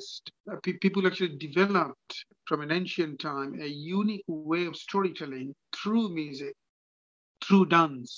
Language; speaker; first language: English; non-native, local second language; Bangla